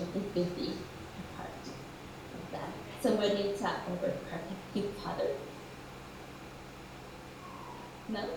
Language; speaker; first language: English; non-native, fluent; Spanish